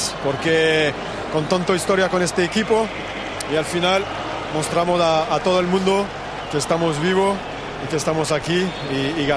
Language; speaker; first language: Spanish; non-native, fluent; French